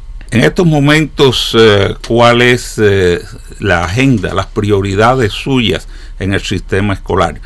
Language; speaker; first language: Spanish; native; Spanish